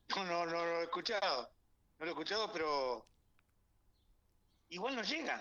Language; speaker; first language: Spanish; native; Spanish